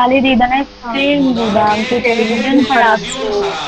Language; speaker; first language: Persian; non-native, learner; Urdu